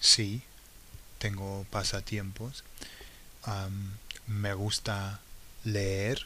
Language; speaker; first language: Spanish; non-native, fluent; English